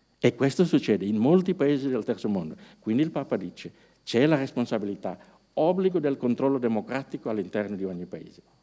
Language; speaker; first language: Italian; non-native, fluent; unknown